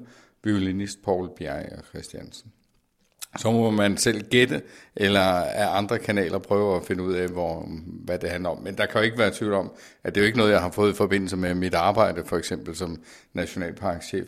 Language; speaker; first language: Danish; native; Danish